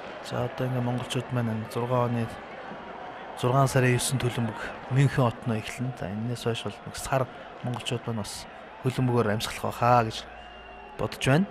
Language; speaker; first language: Mongolian; native; Mongolian